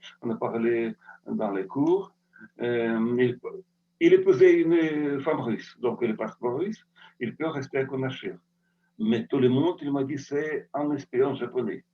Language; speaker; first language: French; non-native, fluent; Russian